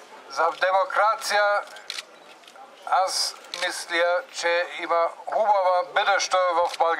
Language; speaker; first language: Bulgarian; non-native, learner; German